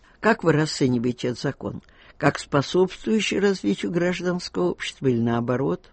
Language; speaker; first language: Russian; native; Russian